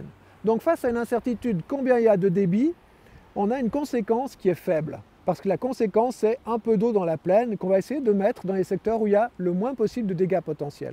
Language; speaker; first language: French; native; French